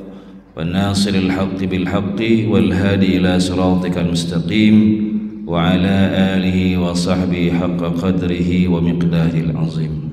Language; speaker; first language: Indonesian; native; Indonesian